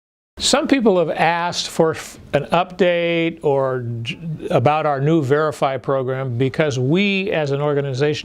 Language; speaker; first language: English; native; English